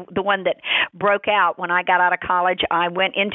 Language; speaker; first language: English; native; English